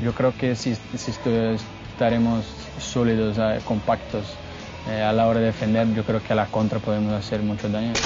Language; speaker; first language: Spanish; non-native, fluent; Portuguese